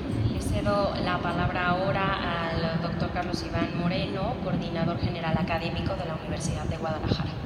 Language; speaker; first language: Spanish; native; Spanish